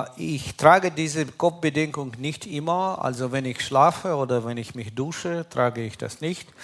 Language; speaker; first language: German; non-native, fluent; Russian